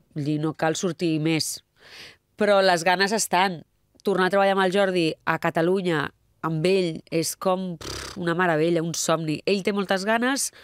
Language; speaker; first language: Catalan; non-native, local second language; Spanish